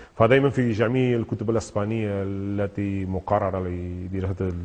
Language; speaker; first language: Arabic; non-native, fluent; Spanish